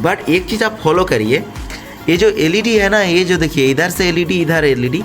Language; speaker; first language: Hindi; non-native, local second language; Odia